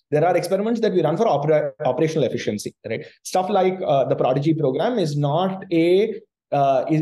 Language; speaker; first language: English; non-native, local second language; Tamil